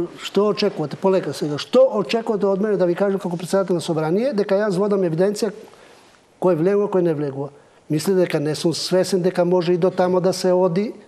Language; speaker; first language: Macedonian; non-native, local second language; Albanian